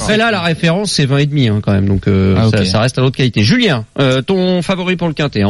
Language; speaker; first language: French; native; French